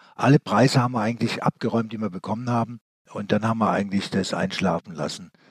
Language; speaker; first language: German; native; German